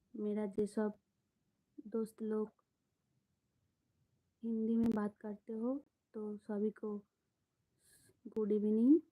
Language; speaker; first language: Hindi; non-native, local second language; Bangla